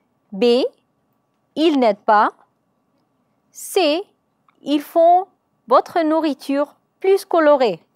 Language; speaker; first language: French; non-native, learner; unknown